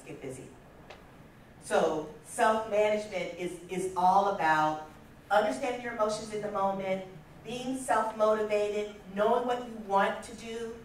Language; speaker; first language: English; native; English